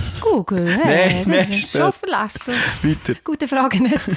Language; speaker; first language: German; native; German